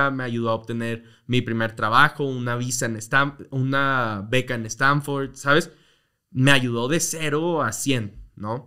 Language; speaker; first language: Spanish; native; Spanish